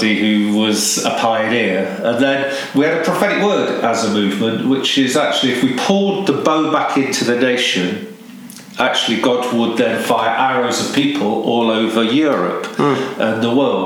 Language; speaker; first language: English; native; English